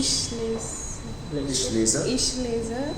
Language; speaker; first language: German; non-native, learner; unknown